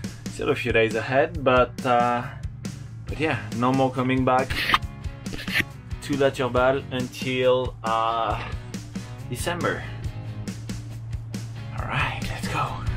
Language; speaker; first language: English; non-native, fluent; French